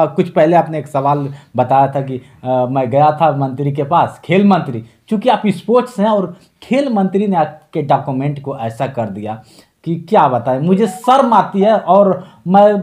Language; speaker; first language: Hindi; native; Hindi